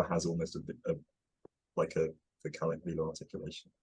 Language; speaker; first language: English; native; English